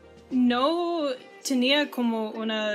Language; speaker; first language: Spanish; non-native, learner; English